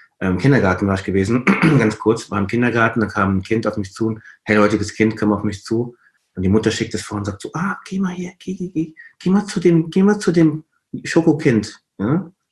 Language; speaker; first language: German; non-native, fluent; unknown